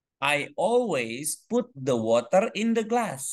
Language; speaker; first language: English; non-native, fluent; Indonesian